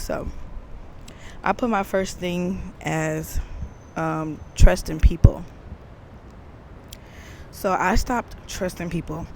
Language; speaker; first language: English; native; English